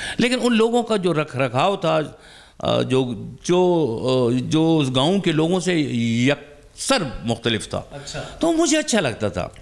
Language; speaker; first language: Urdu; non-native, local second language; Pashto